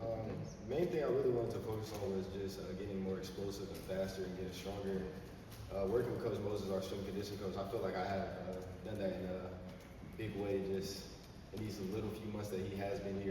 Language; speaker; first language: English; native; English